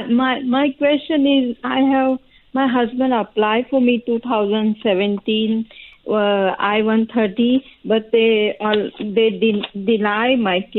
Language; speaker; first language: English; non-native, learner; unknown